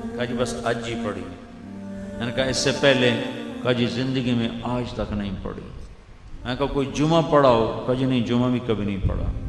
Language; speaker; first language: Urdu; non-native, local second language; Punjabi